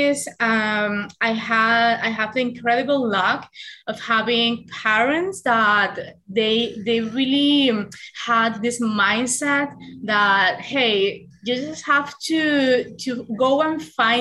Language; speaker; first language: English; non-native, fluent; Spanish